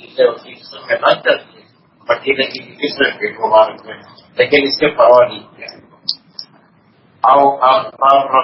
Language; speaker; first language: Urdu; non-native, local second language; Pashto